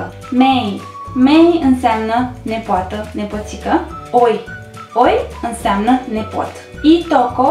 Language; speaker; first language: Romanian; native; Romanian